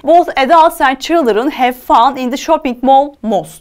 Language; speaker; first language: English; non-native, fluent; Turkish